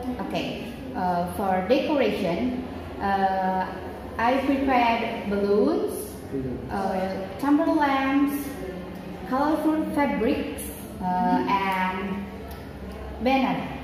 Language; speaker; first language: English; non-native, learner; Indonesian